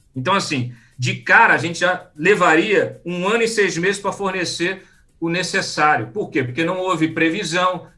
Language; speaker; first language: Portuguese; native; Portuguese